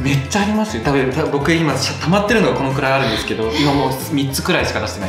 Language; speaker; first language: Japanese; early bilingual, other home language; Korean